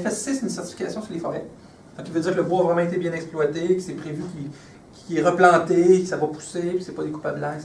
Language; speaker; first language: French; native; French